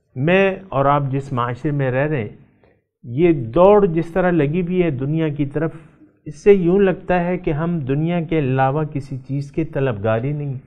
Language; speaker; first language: Urdu; non-native, local second language; Pashto